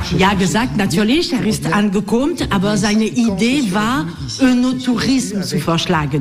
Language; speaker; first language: German; non-native, learner; French